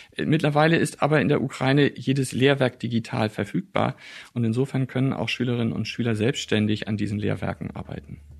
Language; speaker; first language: German; native; German